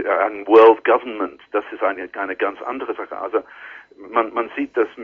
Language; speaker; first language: German; non-native, learner; English